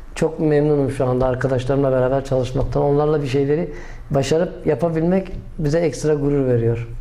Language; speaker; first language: Turkish; native; Turkish